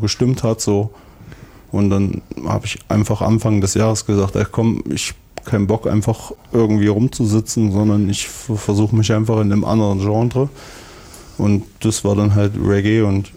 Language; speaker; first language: German; native; German